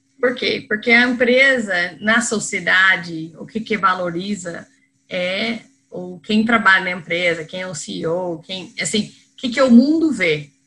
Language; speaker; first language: Portuguese; non-native, fluent; English